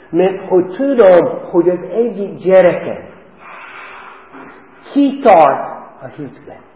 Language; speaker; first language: Hungarian; non-native, fluent; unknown